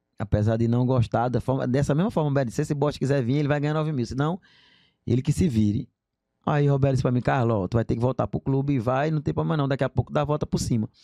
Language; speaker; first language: Portuguese; native; Portuguese